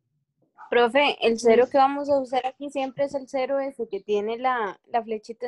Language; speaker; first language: Spanish; native; Spanish